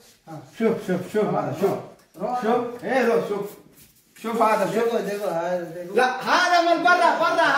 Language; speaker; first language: Arabic; non-native, learner; Hindi